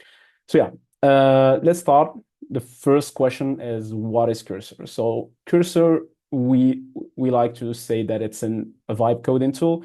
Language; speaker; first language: English; non-native, fluent; Arabic